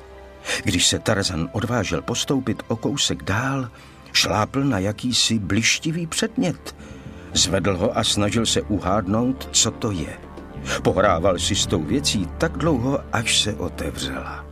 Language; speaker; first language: Czech; native; Czech